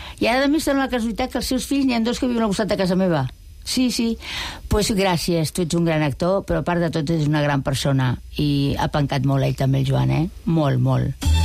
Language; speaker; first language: Catalan; non-native, local second language; Spanish